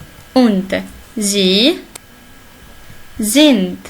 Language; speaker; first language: German; non-native, learner; Arabic